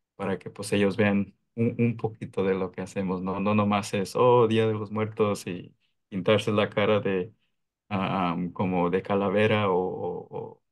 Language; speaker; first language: Spanish; early bilingual, heritage; Spanish